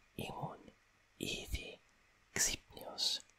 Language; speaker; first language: Greek; non-native, learner; English